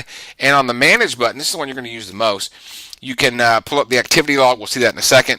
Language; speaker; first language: English; native; English